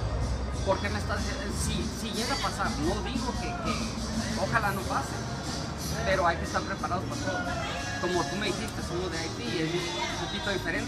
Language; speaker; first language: Spanish; early bilingual, heritage; Spanish